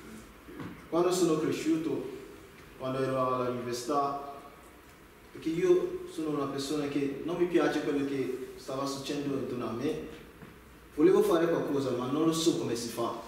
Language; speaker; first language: Italian; non-native, learner; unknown